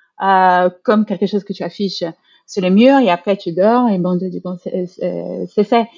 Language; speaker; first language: French; non-native, fluent; Portuguese